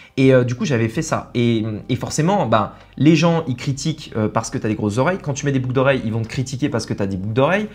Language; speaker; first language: French; native; French